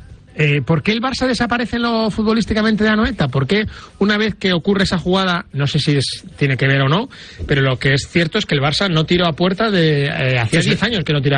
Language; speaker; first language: Spanish; native; Spanish